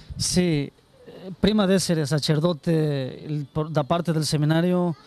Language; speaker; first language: Italian; non-native, learner; Spanish